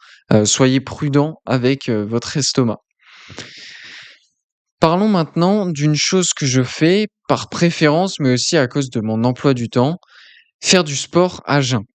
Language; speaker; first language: French; native; French